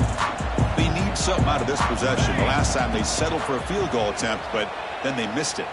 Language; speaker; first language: English; native; English